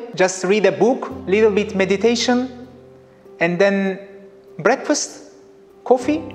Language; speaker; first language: English; non-native, fluent; Turkish